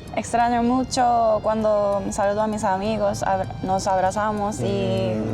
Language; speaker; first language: Spanish; non-native, fluent; Japanese